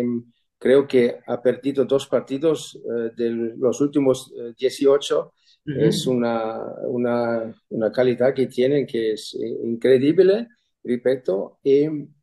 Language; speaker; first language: Spanish; non-native, fluent; German